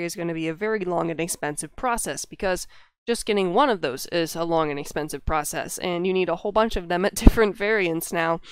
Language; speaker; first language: English; native; English